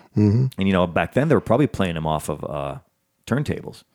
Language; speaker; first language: English; native; English